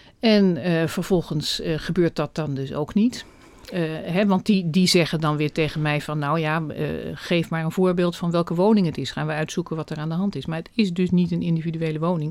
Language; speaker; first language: Dutch; native; Dutch